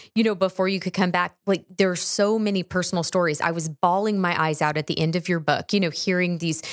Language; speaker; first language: English; native; English